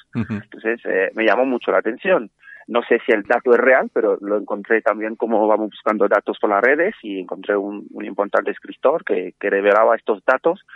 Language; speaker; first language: Spanish; non-native, fluent; French